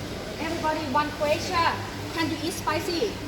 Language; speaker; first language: English; non-native, learner; Thai